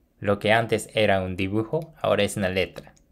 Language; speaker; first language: Spanish; non-native, fluent; Japanese